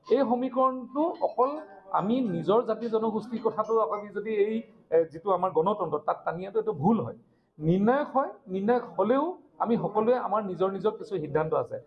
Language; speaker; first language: Assamese; native; Assamese